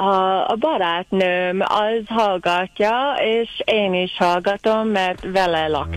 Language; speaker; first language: Hungarian; early bilingual, heritage; Hungarian